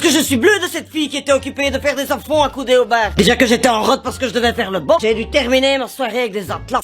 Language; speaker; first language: French; native; French